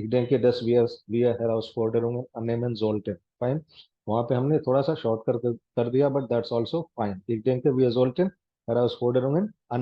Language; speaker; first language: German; non-native, fluent; Hindi